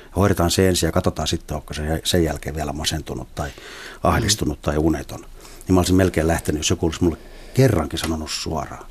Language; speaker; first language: Finnish; native; Finnish